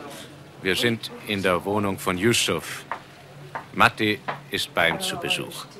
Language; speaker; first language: German; native; German